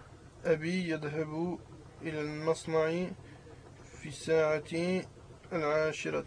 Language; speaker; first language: Arabic; non-native, learner; French